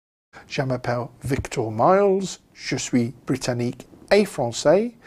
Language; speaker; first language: French; non-native, fluent; English